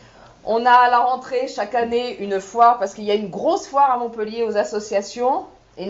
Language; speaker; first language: French; native; French